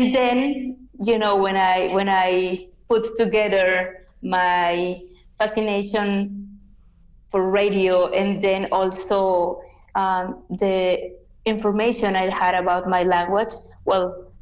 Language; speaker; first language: English; non-native, fluent; Yucateco